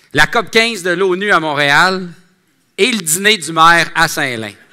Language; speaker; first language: French; native; French